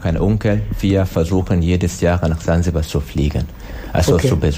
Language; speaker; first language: German; non-native, learner; Swahili